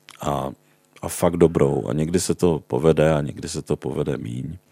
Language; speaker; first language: Czech; native; Czech